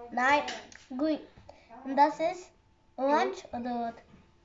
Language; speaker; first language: German; early bilingual, other home language; Urdu